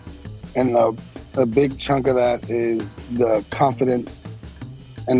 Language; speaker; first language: English; native; English